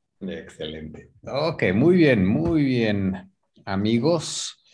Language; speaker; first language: Spanish; non-native, fluent; English